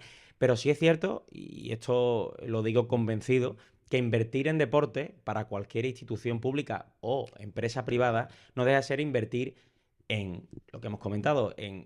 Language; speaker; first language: Spanish; native; Spanish